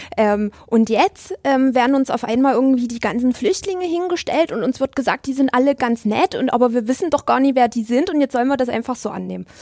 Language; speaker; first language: German; native; German